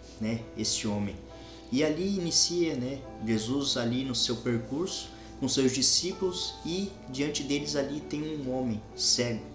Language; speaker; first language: Portuguese; native; Portuguese